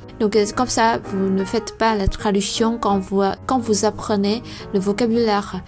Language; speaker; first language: French; non-native, fluent; Vietnamese